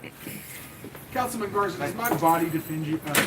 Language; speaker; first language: English; native; English